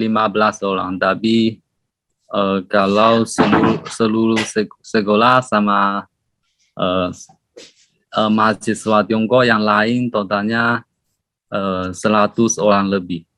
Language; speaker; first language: Indonesian; non-native, learner; Chinese